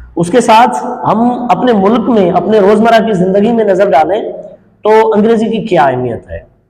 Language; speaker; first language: Urdu; non-native, local second language; Sindhi